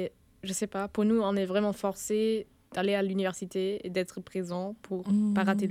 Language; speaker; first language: French; non-native, fluent; German